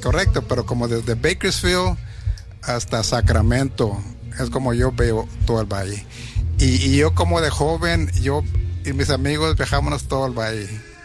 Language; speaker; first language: Spanish; early bilingual, heritage; Spanish